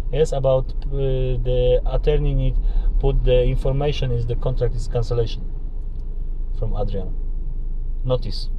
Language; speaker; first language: English; non-native, learner; Polish